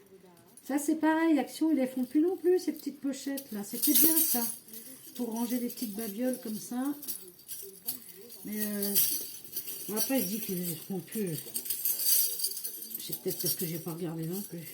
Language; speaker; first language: French; native; French